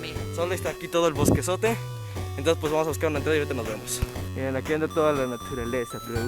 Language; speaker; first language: Spanish; native; Spanish